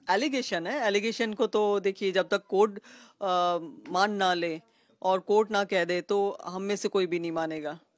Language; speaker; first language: Hindi; native; Hindi